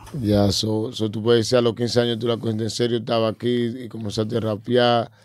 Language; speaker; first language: Spanish; early bilingual, heritage; Spanish